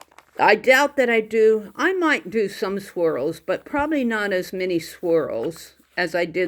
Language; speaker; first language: English; native; English